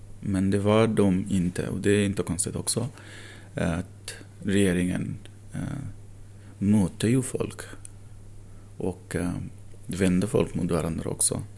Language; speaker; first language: Swedish; non-native, fluent; Arabic